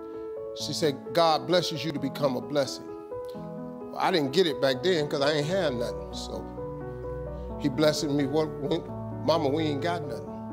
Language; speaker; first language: English; native; English